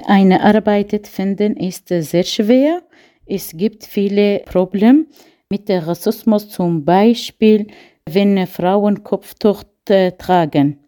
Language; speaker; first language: German; non-native, learner; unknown